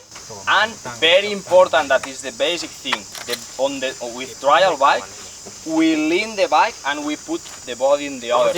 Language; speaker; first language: English; non-native, fluent; Spanish